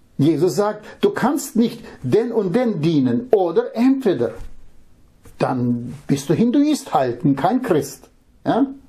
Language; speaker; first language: German; non-native, fluent; Russian